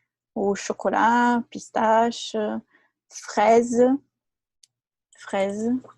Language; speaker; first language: French; non-native, fluent; Portuguese